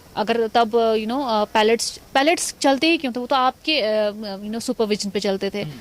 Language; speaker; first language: Hindi; non-native, local second language; Kashmiri